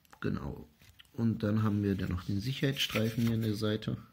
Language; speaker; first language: German; native; German